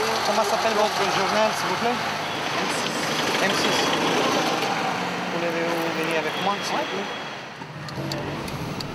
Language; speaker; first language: French; non-native, learner; Italian